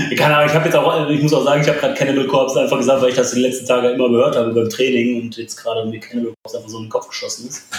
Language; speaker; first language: German; early bilingual, other home language; Polish